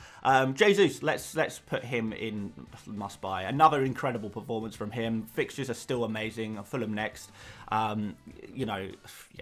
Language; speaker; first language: English; native; English